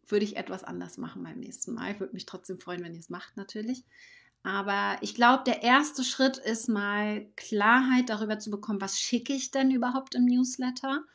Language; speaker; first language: German; native; German